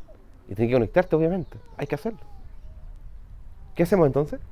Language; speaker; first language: Spanish; native; Spanish